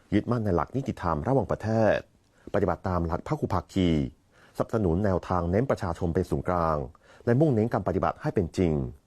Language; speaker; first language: Thai; non-native, fluent; Chinese